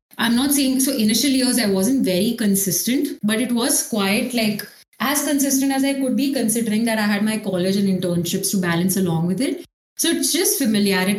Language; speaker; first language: English; non-native, local second language; Hindi